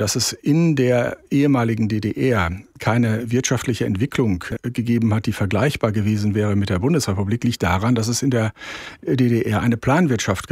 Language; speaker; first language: German; native; German